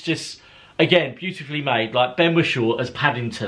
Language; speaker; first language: English; native; English